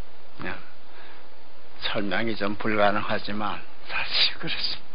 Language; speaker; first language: Korean; native; Korean